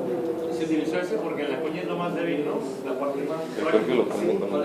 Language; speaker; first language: Spanish; native; Spanish